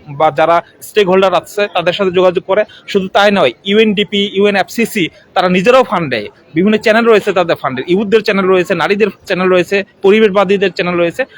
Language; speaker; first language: Bangla; non-native, local second language; Chakma